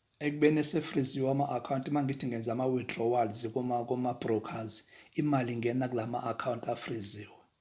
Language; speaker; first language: Zulu; non-native, local second language; Xhosa